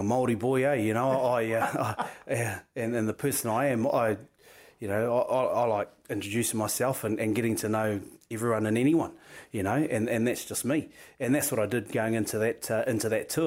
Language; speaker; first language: English; native; English